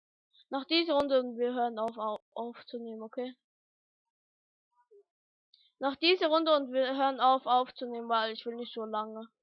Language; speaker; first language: German; early bilingual, other home language; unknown